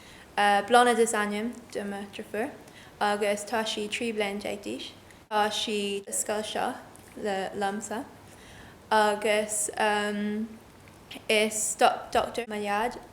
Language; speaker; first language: Irish; non-native, learner; English